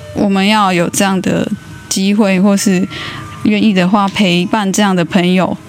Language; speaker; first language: Chinese; native; Chinese